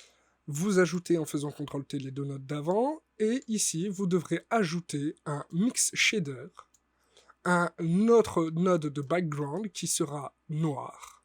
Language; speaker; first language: French; native; French